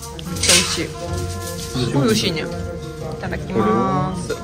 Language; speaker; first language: Japanese; native; Japanese